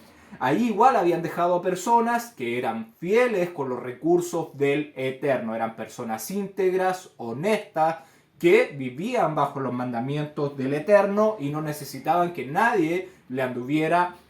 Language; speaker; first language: Spanish; native; Spanish